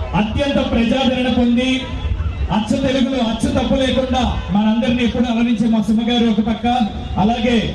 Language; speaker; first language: Telugu; native; Telugu